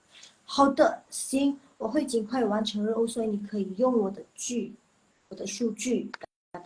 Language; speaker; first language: Chinese; non-native, local second language; Indonesian